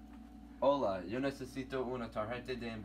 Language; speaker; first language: Spanish; non-native, learner; English